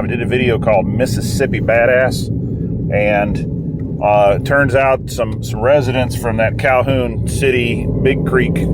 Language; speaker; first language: English; native; English